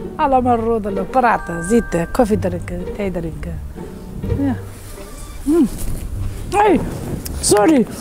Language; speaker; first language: Dutch; non-native, learner; Turkish